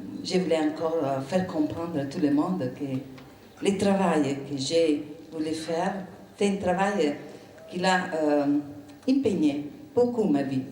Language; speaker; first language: French; non-native, learner; Italian